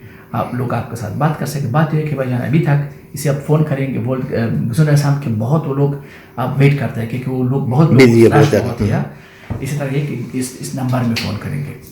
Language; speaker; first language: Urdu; non-native, learner; Persian